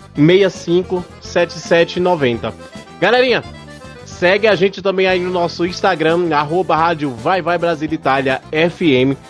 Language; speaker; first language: Portuguese; native; Portuguese